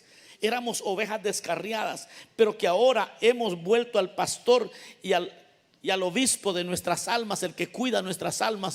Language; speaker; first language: Spanish; native; Spanish